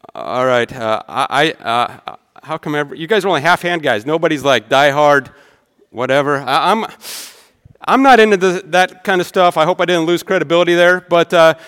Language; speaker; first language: English; native; English